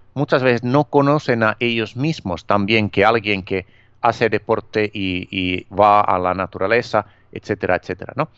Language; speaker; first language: Spanish; non-native, fluent; Finnish